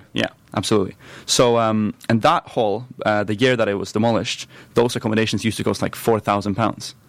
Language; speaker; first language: English; non-native, fluent; Norwegian